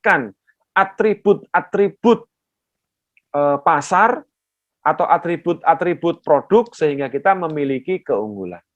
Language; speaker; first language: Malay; non-native, local second language; Javanese